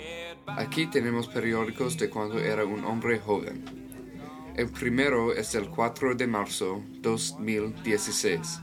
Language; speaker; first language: Spanish; non-native, learner; English